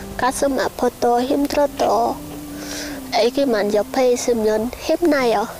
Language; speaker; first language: Korean; non-native, learner; Khmer